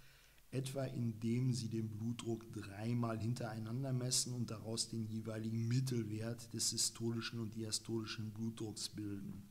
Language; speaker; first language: German; native; German